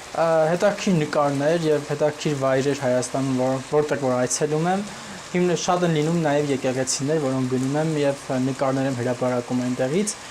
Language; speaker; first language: Armenian; native; Armenian